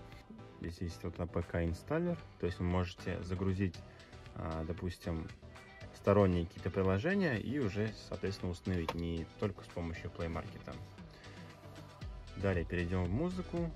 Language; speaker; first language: Russian; native; Russian